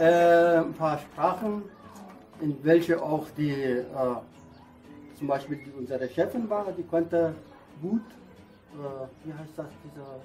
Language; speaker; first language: German; non-native, learner; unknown